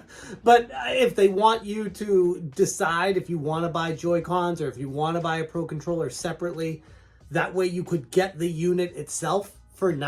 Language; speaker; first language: English; native; English